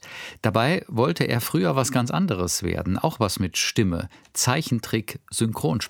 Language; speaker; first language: German; native; German